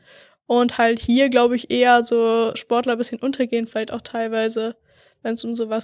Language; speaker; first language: German; native; German